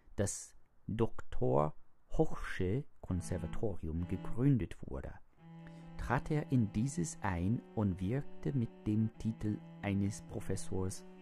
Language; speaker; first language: German; non-native, fluent; English